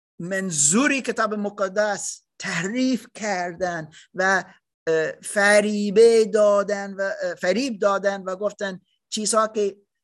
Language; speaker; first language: Persian; non-native, learner; German